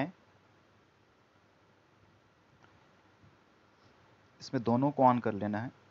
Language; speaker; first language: Hindi; native; Hindi